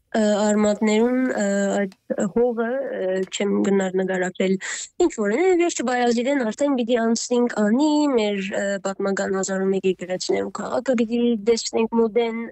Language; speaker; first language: Armenian; early bilingual, heritage; Armenian